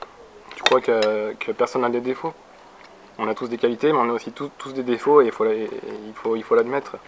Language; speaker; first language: French; native; French